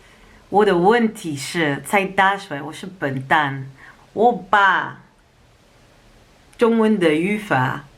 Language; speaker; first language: Chinese; non-native, learner; Dutch